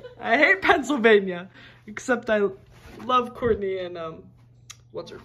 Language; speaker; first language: English; native; English